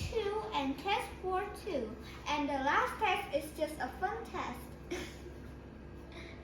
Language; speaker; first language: English; non-native, fluent; Vietnamese